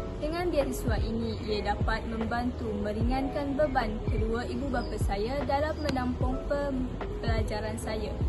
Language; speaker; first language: Malay; native; Malay